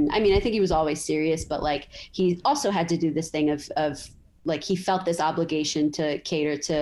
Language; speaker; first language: English; native; English